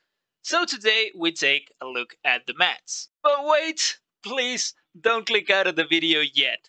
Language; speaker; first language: English; non-native, fluent; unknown